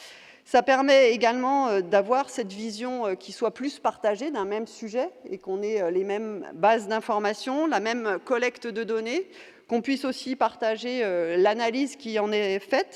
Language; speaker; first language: French; native; French